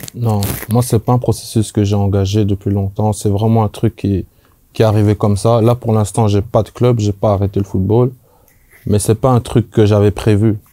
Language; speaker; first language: French; native; French